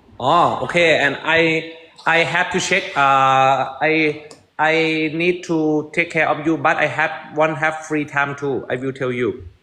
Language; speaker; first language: English; non-native, learner; Thai